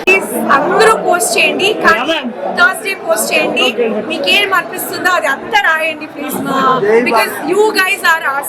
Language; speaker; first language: Telugu; early bilingual, heritage; Telugu